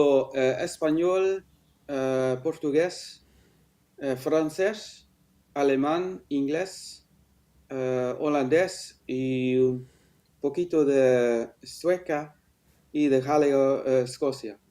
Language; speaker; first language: Spanish; non-native, fluent; Dutch